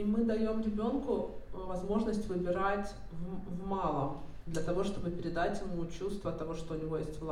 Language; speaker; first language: Russian; native; Russian